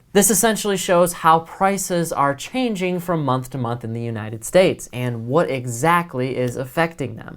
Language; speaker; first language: English; native; English